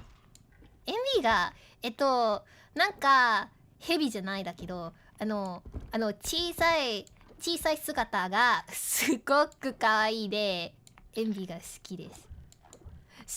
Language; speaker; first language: Japanese; non-native, learner; English